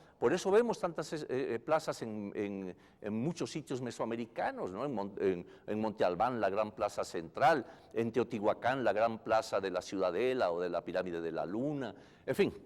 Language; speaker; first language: Spanish; native; Spanish